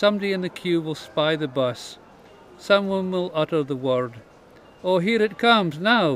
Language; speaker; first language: English; native; English